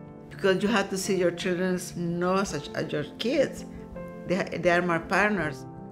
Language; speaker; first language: English; non-native, fluent; Spanish